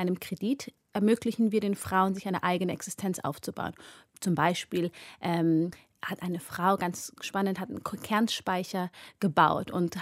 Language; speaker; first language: German; early bilingual, other home language; Amharic